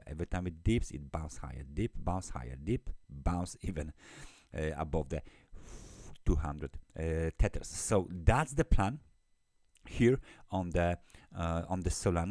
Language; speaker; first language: English; non-native, fluent; Polish